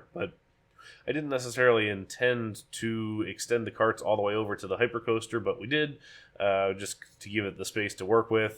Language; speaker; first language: English; native; English